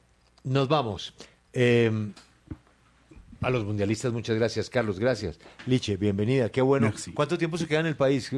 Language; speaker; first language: Spanish; native; Spanish